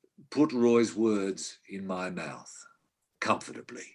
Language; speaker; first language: English; native; English